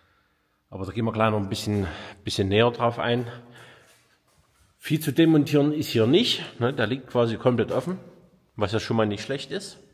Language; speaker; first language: German; native; German